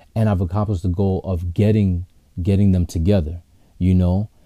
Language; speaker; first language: English; native; English